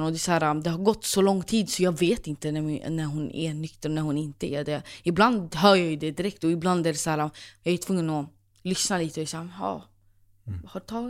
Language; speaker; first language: Swedish; native; Swedish